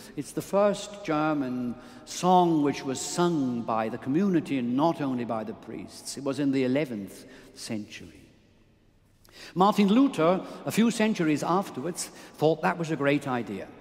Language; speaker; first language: English; non-native, fluent; German